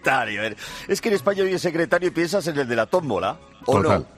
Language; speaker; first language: Spanish; native; Spanish